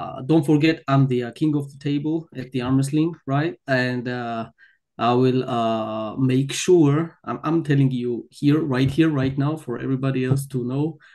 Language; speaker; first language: English; non-native, fluent; Georgian